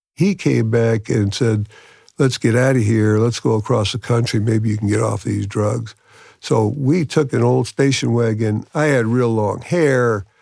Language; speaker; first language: English; native; English